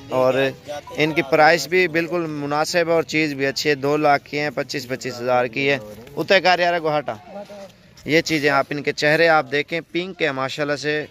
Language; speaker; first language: Urdu; non-native, local second language; Punjabi